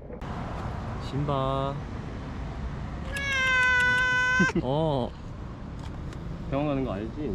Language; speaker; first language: Korean; native; Korean